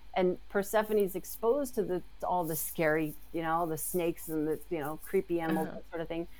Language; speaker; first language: English; native; English